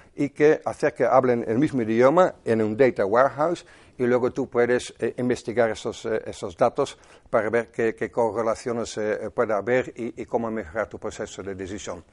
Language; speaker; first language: Spanish; non-native, fluent; Dutch